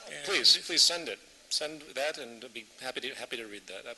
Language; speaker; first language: English; native; English